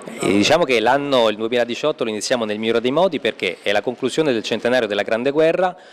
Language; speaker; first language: Italian; native; Italian